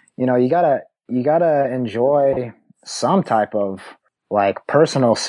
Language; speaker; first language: English; native; English